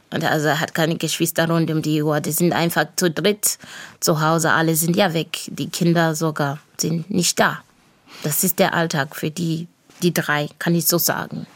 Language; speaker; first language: German; non-native, fluent; Shona